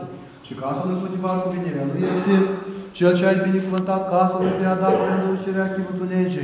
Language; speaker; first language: Romanian; native; Romanian